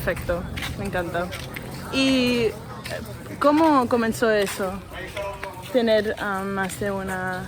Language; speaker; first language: Spanish; non-native, learner; English